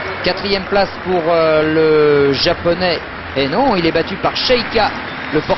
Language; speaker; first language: French; native; French